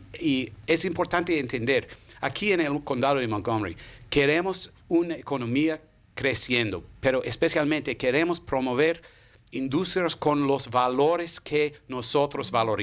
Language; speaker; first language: Spanish; non-native, fluent; English